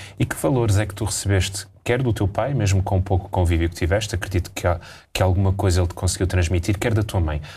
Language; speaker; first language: Portuguese; native; Portuguese